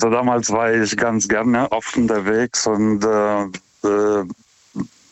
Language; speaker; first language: German; non-native, fluent; Lithuanian